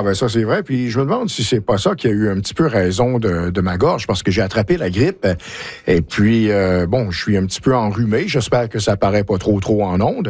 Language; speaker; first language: French; native; French